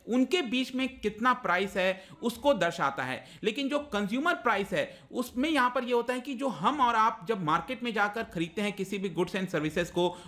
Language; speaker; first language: Hindi; native; Hindi